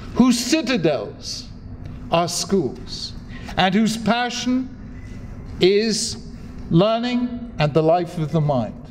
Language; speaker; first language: English; native; English